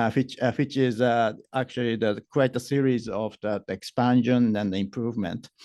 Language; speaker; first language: English; non-native, fluent; Japanese